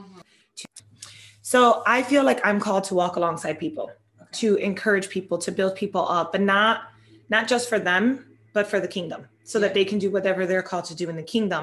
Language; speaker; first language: English; non-native, fluent; Spanish